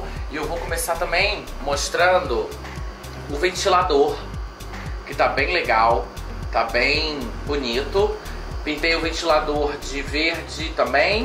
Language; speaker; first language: Portuguese; native; Portuguese